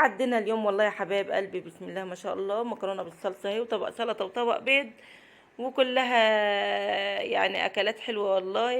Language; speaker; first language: Arabic; native; Arabic